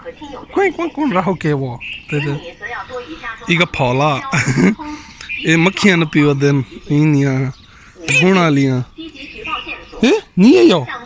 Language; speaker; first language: Chinese; non-native, learner; Punjabi